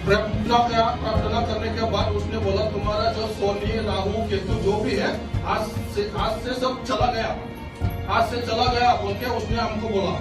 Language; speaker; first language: Hindi; non-native, local second language; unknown